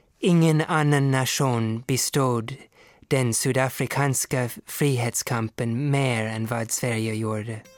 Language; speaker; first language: Swedish; non-native, fluent; English